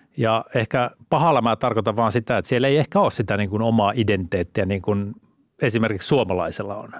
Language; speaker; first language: Finnish; native; Finnish